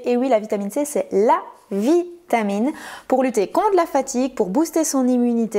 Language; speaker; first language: French; native; French